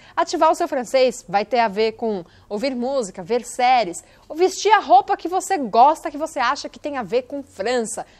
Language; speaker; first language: Portuguese; native; Portuguese